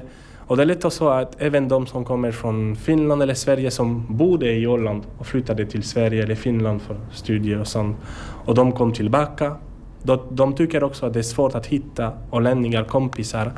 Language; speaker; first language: Swedish; non-native, learner; French